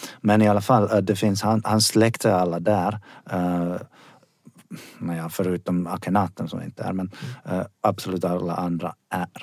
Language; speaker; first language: Swedish; non-native, fluent; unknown